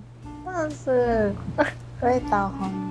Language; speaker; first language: Chinese; non-native, learner; Korean